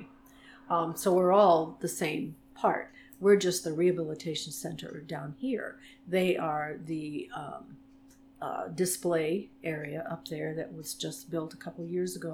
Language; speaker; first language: English; native; English